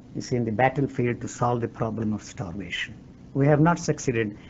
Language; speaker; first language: English; non-native, local second language; Telugu